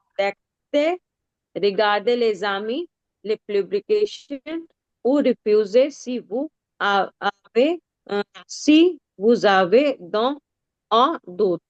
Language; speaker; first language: French; non-native, learner; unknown